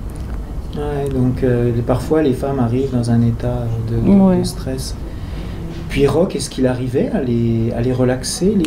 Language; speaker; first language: French; native; French